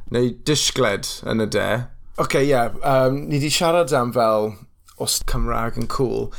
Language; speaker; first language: Welsh; non-native, local second language; English